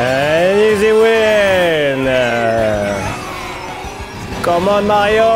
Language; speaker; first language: English; non-native, learner; French